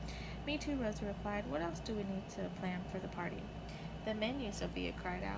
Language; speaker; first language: English; native; English